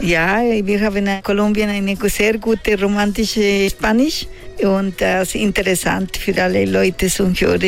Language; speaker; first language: German; non-native, learner; Spanish